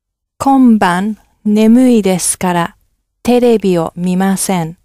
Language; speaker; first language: Japanese; non-native, learner; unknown